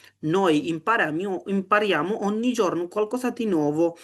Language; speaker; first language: Italian; non-native, learner; Bangla